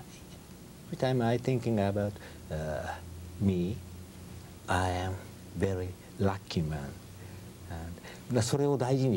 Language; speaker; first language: English; non-native, learner; Japanese